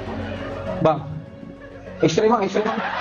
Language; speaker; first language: Malay; native; Malay